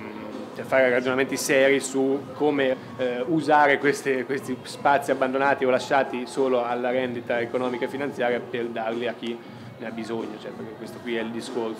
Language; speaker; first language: Italian; native; Italian